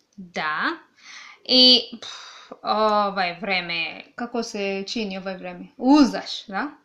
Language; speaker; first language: Serbian; non-native, learner; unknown